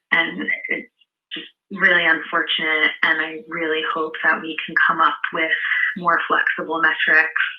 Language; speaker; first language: English; native; English